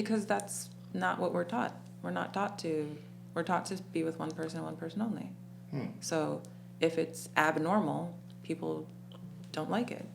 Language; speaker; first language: English; native; English